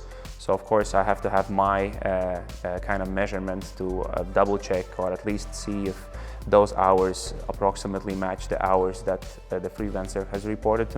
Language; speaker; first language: English; non-native, fluent; Latvian